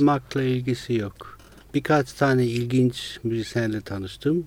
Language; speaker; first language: Turkish; non-native, fluent; Italian